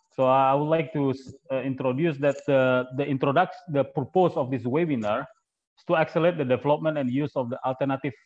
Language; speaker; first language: English; non-native, fluent; Indonesian